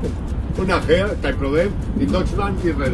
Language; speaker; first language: German; non-native, learner; Spanish